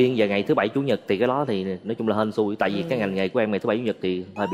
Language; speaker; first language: Vietnamese; native; Vietnamese